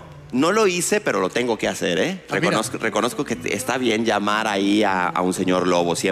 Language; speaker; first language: Spanish; native; Spanish